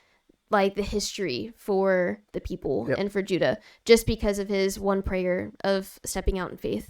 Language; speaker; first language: English; native; English